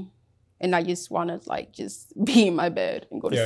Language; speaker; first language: English; early bilingual, other home language; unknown